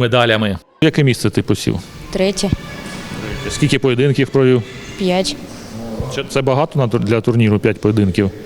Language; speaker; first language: Ukrainian; native; Ukrainian